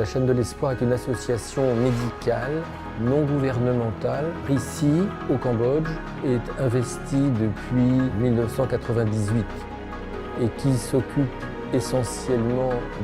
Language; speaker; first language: French; native; French